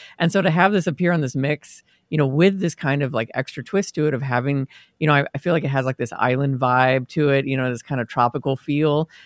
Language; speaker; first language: English; native; English